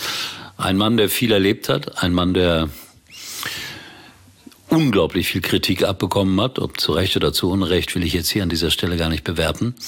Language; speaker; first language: German; native; German